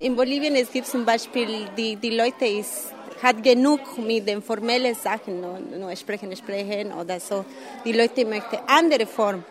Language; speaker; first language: German; non-native, learner; Spanish